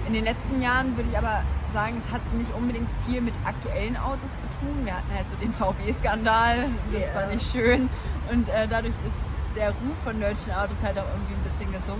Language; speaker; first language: German; native; German